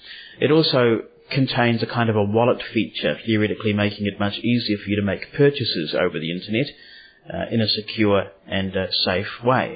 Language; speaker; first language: English; native; English